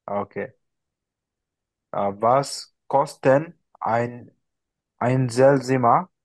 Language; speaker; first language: German; non-native, learner; Bangla